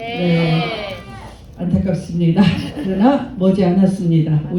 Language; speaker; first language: Korean; native; Korean